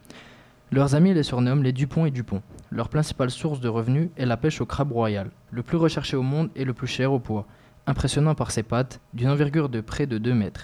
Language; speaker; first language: French; native; French